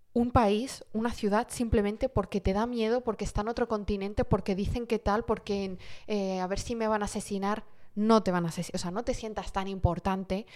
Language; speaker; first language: Spanish; early bilingual, heritage; Arabic